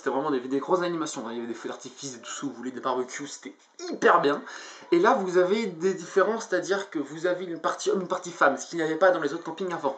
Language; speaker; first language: French; native; French